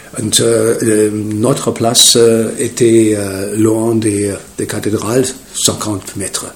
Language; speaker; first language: French; non-native, learner; German